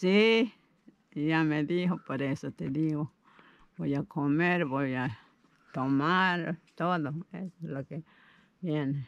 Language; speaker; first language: Spanish; non-native, local second language; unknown